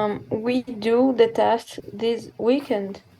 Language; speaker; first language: English; non-native, learner; Portuguese